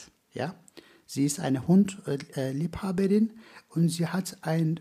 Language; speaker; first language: German; non-native, fluent; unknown